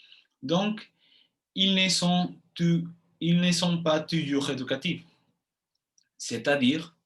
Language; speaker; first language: French; non-native, fluent; Spanish